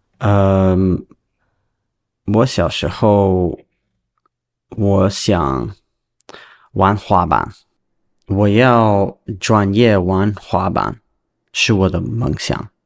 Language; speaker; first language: Chinese; non-native, learner; English